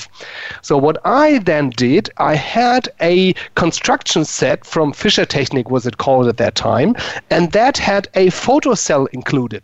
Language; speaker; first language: English; non-native, fluent; German